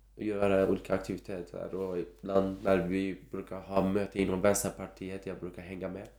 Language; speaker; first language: Swedish; non-native, fluent; Turkish